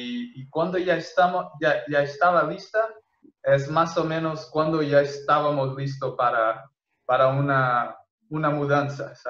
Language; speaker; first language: Spanish; non-native, fluent; Portuguese